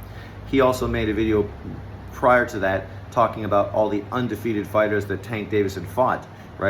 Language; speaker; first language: English; native; English